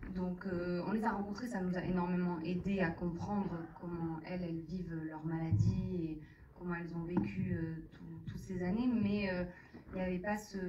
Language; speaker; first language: French; native; French